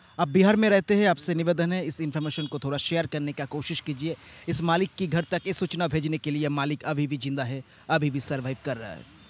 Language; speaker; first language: Hindi; non-native, local second language; Bangla